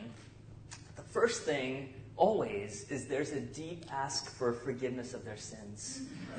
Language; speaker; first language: English; non-native, local second language; Tamil